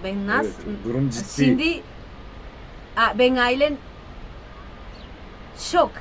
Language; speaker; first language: Turkish; non-native, learner; Spanish